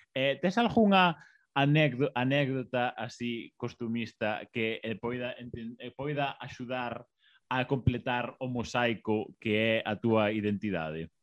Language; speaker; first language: Galician; non-native, local second language; Spanish